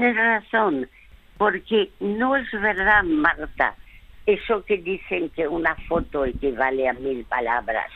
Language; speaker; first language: Spanish; early bilingual, other home language; French